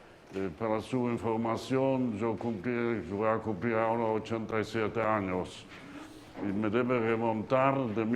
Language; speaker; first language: Spanish; non-native, fluent; Yiddish